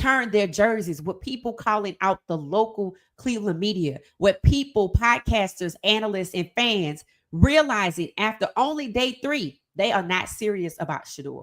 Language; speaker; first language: English; native; English